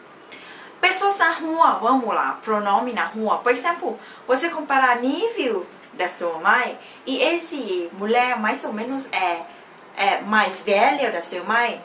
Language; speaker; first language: Portuguese; non-native, fluent; Thai